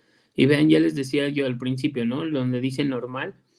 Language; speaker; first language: Spanish; native; Spanish